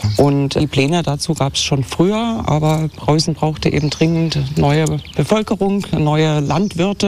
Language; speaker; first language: German; native; German